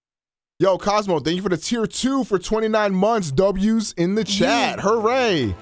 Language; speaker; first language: English; native; English